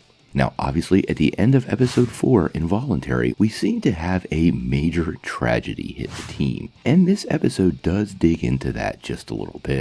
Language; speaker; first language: English; native; English